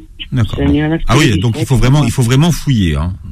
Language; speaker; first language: French; native; French